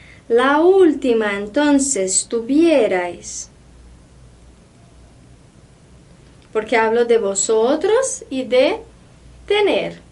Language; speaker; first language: Spanish; non-native, fluent; Portuguese